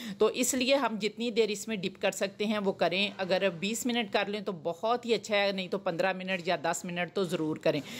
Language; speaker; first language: Hindi; native; Hindi